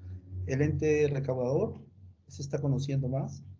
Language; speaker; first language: Spanish; native; Spanish